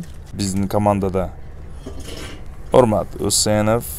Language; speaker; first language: Kyrgyz; native; Kyrgyz